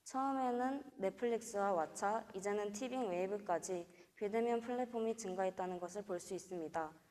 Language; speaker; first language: Korean; native; Korean